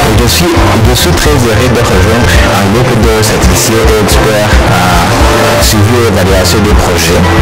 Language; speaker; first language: French; non-native, local second language; Rundi